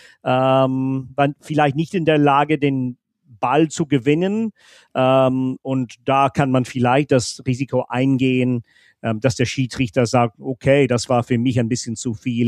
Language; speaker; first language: German; non-native, fluent; English